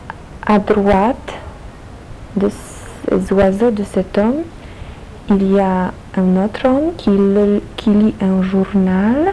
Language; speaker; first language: French; non-native, learner; Polish